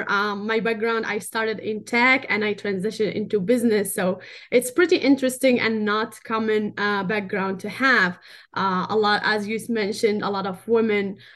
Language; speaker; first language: English; non-native, fluent; Arabic